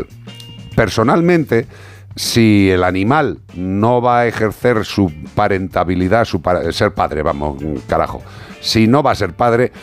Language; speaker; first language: Spanish; native; Spanish